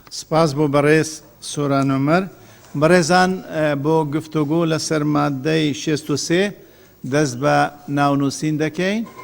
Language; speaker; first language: Central Kurdish; non-native, local second language; Kurdish